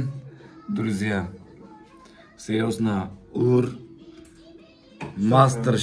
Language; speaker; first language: Russian; non-native, learner; Turkish